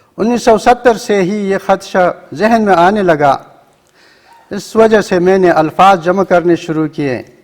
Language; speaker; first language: Urdu; non-native, local second language; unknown